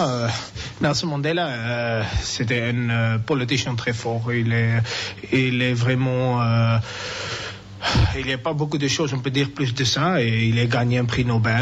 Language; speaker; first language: French; non-native, learner; English